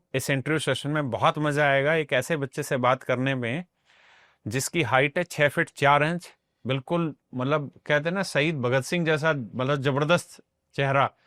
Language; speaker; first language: Hindi; non-native, local second language; Punjabi